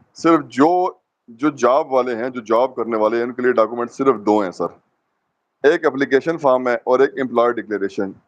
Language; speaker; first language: Urdu; non-native, local second language; Pashto